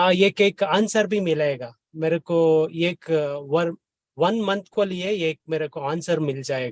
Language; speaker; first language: Hindi; non-native, learner; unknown